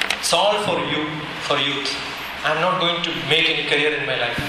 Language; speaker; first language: English; non-native, local second language; Malayalam